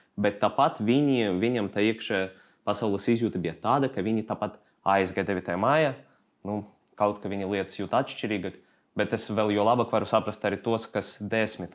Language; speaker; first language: Latvian; non-native, local second language; Russian